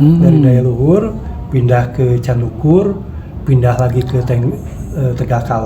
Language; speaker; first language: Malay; non-native, local second language; Sundanese